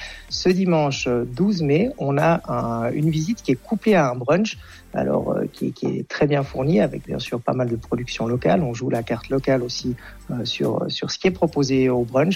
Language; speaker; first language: French; native; French